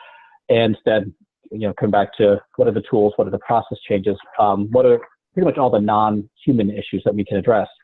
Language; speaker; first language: English; native; English